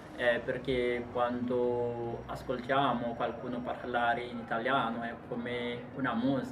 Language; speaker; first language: Italian; non-native, fluent; Haitian Creole